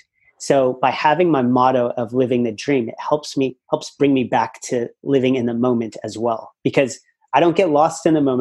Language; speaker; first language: English; native; English